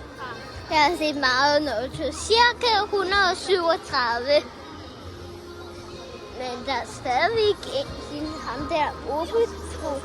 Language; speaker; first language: Danish; early bilingual, heritage; Danish